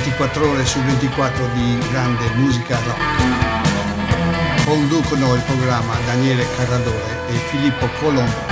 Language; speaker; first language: Italian; native; Italian